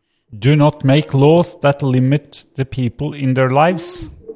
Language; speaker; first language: English; non-native, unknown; Norwegian